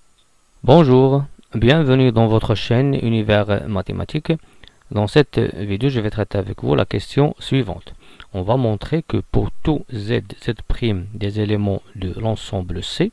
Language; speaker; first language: French; non-native, local second language; Arabic